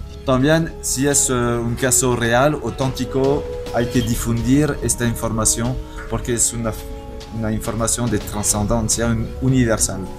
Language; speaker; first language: Spanish; non-native, fluent; French